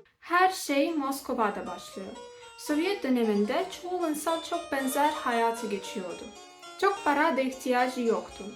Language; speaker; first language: Turkish; non-native, fluent; Russian